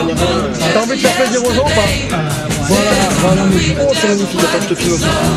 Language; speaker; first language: French; native; French